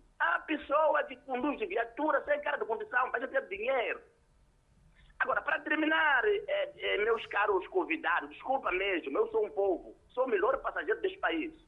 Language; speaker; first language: Portuguese; non-native, local second language; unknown